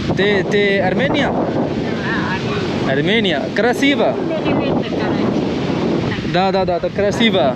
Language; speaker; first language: Russian; non-native, learner; Hindi